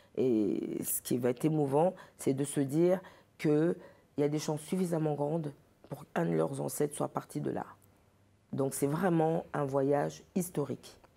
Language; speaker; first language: French; early bilingual, other home language; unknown